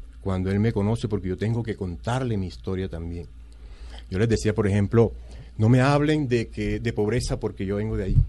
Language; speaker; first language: Spanish; native; Spanish